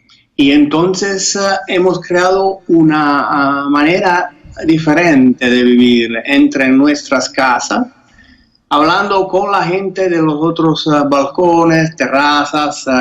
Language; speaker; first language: Spanish; non-native, fluent; Italian